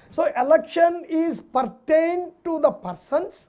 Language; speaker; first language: English; non-native, local second language; Telugu